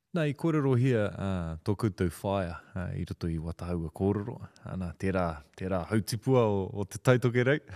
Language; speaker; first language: Māori; native; Māori